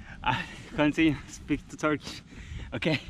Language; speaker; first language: English; non-native, learner; Turkish